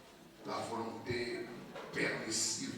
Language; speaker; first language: French; non-native, local second language; Lingala